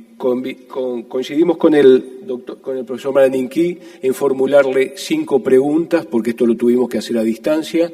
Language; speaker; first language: Spanish; native; Spanish